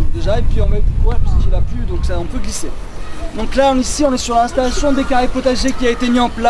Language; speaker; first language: French; native; French